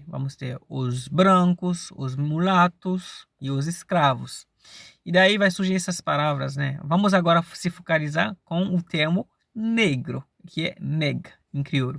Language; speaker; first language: Portuguese; non-native, fluent; Haitian Creole